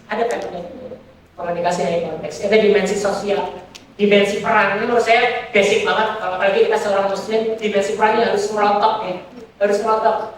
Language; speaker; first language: Indonesian; native; Indonesian